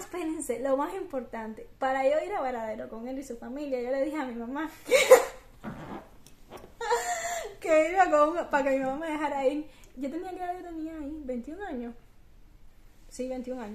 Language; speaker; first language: Spanish; native; Spanish